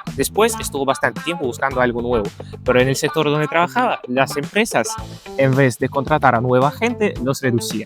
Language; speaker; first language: Spanish; non-native, fluent; Ukrainian